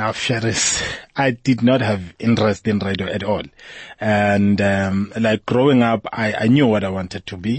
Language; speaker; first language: English; non-native, local second language; Zulu